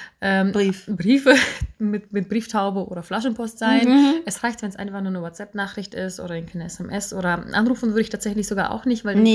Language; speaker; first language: German; native; German